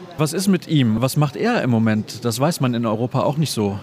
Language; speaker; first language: German; native; German